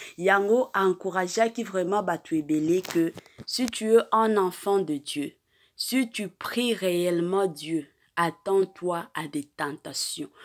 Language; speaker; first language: French; non-native, local second language; Lingala